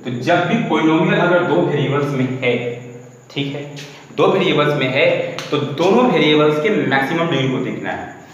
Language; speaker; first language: Hindi; native; Hindi